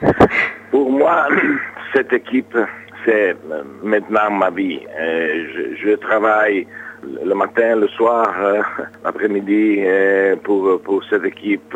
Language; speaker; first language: French; non-native, learner; Italian